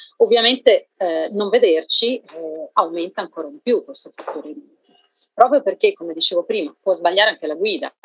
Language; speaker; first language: Italian; native; Italian